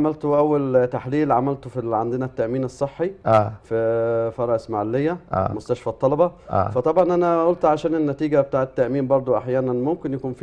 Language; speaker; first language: Arabic; native; Arabic